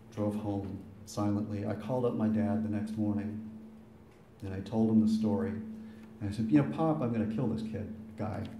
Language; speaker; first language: English; native; English